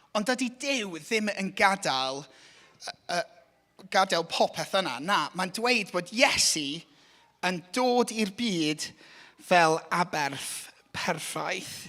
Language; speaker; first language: Welsh; non-native, local second language; English